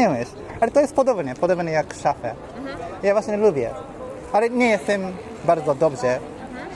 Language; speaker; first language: Polish; non-native, learner; Japanese